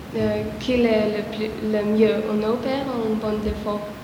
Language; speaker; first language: French; non-native, learner; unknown